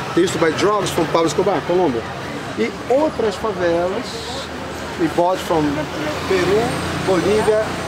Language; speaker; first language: English; non-native, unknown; Portuguese